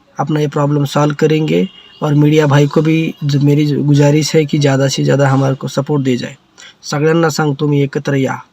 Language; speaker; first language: Hindi; non-native, local second language; Marathi